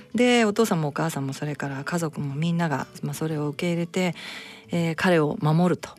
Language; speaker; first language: Japanese; native; Japanese